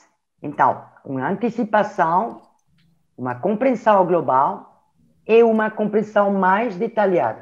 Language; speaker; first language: Portuguese; non-native, learner; French